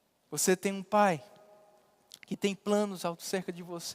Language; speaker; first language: Portuguese; native; Portuguese